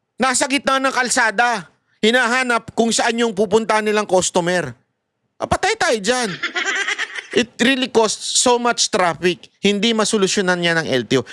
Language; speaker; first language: Filipino; native; Filipino